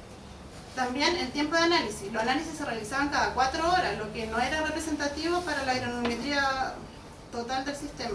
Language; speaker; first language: Spanish; native; Spanish